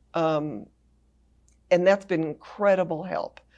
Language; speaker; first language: English; native; English